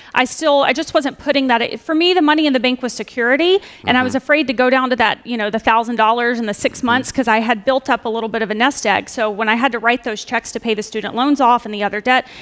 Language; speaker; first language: English; native; English